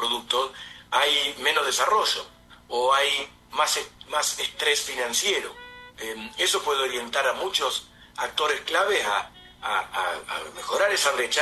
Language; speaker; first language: Spanish; native; Spanish